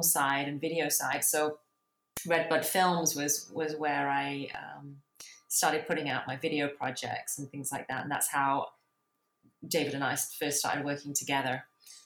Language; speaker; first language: English; native; English